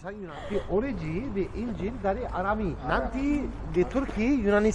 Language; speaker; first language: Indonesian; non-native, learner; Turkish